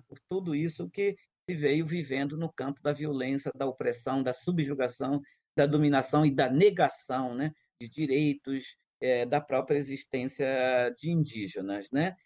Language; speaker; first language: Portuguese; non-native, local second language; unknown